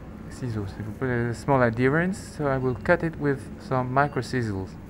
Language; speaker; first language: English; non-native, fluent; French